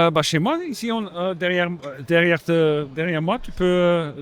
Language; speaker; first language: French; non-native, local second language; Dutch